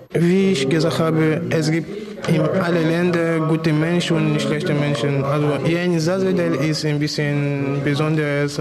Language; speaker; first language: German; non-native, learner; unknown